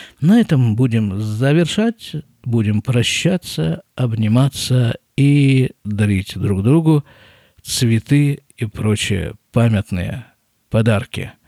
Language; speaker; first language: Russian; native; Russian